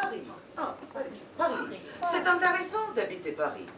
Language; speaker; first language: French; non-native, fluent; Russian